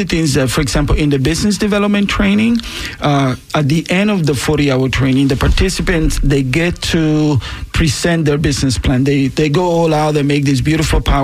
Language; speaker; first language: English; non-native, fluent; Spanish